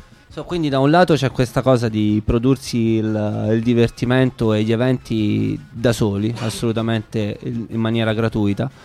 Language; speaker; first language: Italian; native; Italian